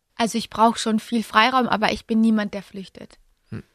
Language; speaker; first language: German; native; German